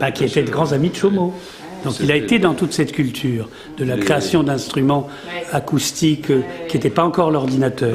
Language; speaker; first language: French; native; French